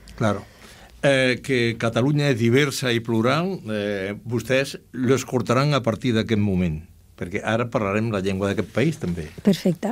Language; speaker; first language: Spanish; native; Spanish